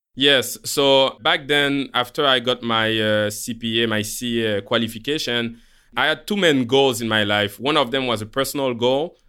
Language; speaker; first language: English; non-native, fluent; Haitian Creole